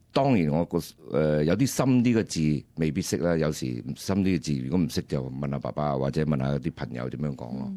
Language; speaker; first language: Cantonese; early bilingual, heritage; Cantonese